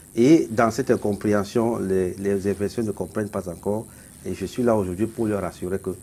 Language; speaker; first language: French; non-native, local second language; Basaa